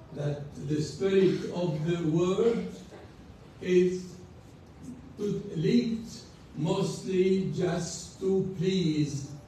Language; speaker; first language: English; non-native, fluent; Arabic